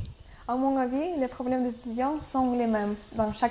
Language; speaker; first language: French; non-native, fluent; Russian